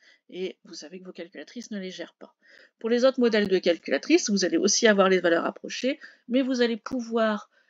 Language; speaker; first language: French; native; French